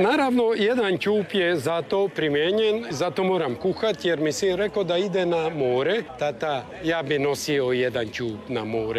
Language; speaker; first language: Serbian; native; Serbian